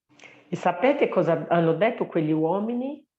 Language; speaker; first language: Italian; non-native, fluent; Portuguese